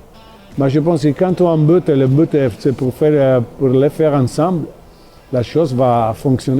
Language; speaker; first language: French; non-native, fluent; Italian